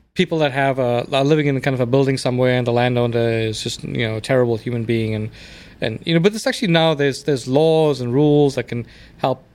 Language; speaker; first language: English; native; English